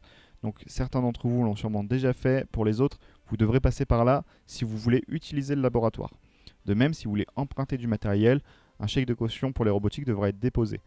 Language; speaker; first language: French; native; French